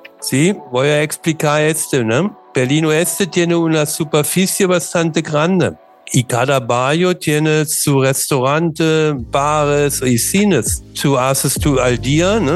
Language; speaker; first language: Spanish; non-native, learner; German